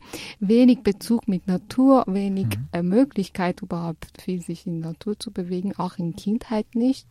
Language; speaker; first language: German; non-native, fluent; Persian